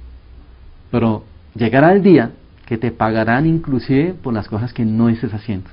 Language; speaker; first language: Spanish; early bilingual, other home language; Korean